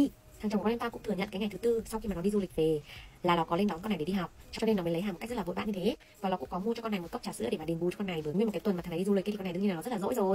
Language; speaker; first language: Vietnamese; native; Vietnamese